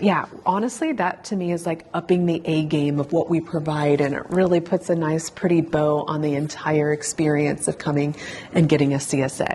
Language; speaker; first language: English; native; English